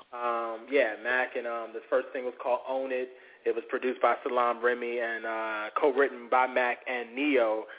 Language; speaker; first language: English; native; English